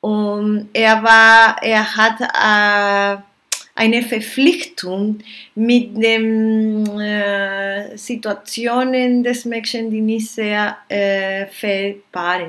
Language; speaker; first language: German; non-native, learner; Spanish